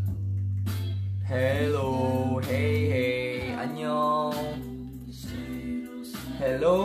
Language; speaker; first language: English; non-native, learner; Korean